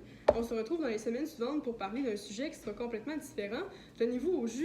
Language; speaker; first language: French; native; French